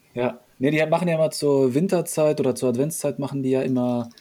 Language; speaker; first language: German; early bilingual, other home language; Polish